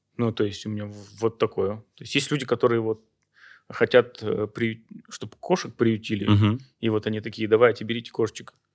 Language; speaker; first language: Russian; native; Russian